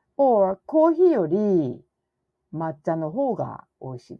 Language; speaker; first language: Japanese; non-native, fluent; English